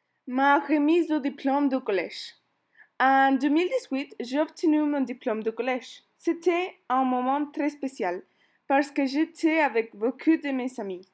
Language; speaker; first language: French; non-native, learner; Spanish